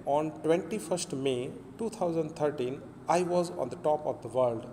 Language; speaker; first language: English; non-native, local second language; Gujarati